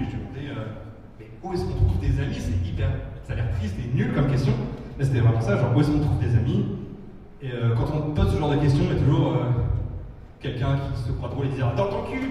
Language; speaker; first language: French; native; French